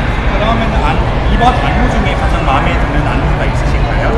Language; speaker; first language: Korean; non-native, fluent; Thai